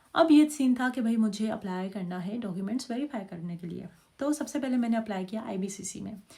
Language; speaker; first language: Urdu; non-native, local second language; Sindhi